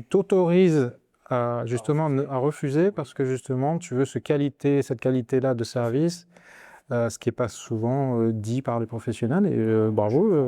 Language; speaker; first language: French; native; French